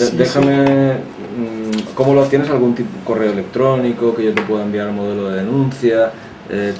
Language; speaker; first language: Spanish; native; Spanish